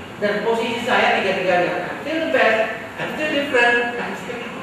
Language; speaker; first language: English; non-native, fluent; Indonesian